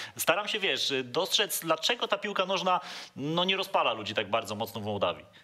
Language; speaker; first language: Polish; native; Polish